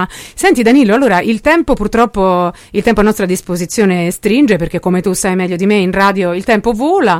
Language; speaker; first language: Italian; native; Italian